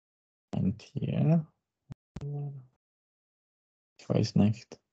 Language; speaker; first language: German; non-native, learner; Czech